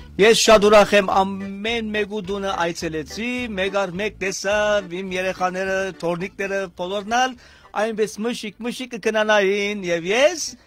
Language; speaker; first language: Armenian; early bilingual, heritage; Armenian